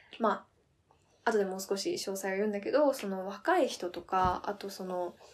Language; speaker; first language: Japanese; early bilingual, heritage; Japanese